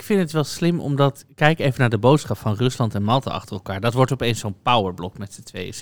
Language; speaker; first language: Dutch; native; Dutch